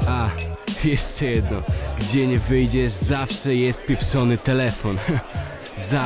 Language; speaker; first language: Polish; native; Polish